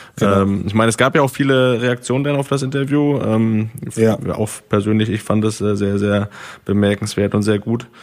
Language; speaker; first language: German; native; German